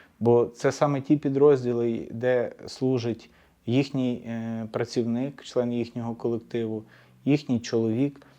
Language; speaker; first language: Ukrainian; native; Ukrainian